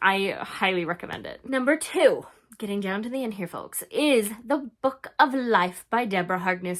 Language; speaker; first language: English; native; English